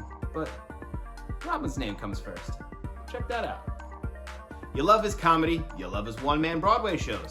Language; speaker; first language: English; native; English